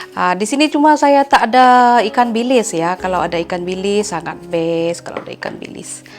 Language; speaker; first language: Malay; non-native, local second language; Iban